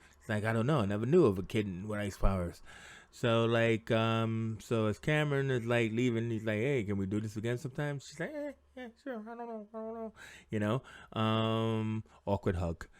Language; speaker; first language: English; native; English